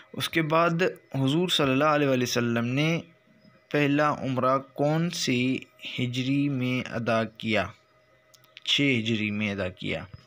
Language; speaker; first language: Urdu; non-native, local second language; Sindhi